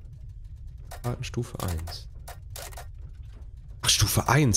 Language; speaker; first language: German; native; German